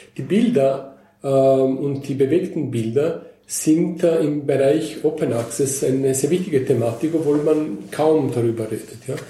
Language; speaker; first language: German; native; German